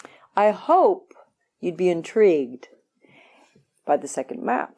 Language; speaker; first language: English; native; English